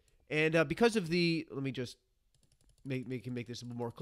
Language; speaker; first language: English; native; English